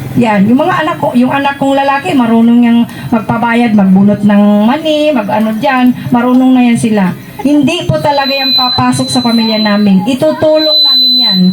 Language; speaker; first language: Filipino; non-native, local second language; Iloko